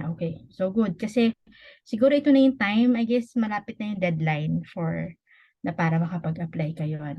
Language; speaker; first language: Filipino; native; Filipino